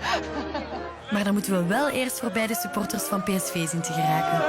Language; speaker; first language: Dutch; native; Dutch